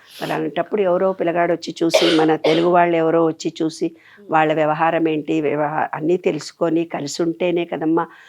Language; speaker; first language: Telugu; native; Telugu